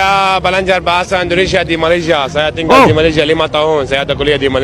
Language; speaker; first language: Indonesian; non-native, fluent; Arabic